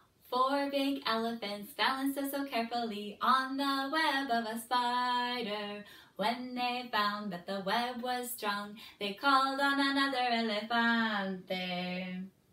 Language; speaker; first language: English; native; English